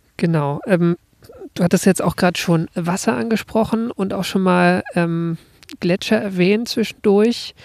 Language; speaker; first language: German; native; German